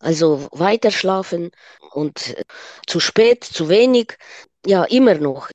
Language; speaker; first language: German; non-native, fluent; Ukrainian